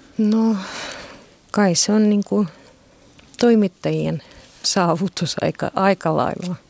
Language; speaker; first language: Finnish; non-native, fluent; Russian